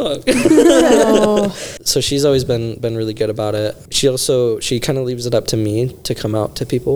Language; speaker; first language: English; native; English